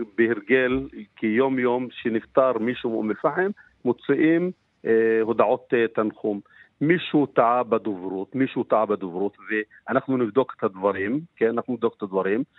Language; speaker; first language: Hebrew; non-native, local second language; Arabic